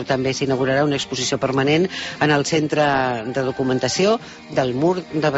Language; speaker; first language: Catalan; native; Catalan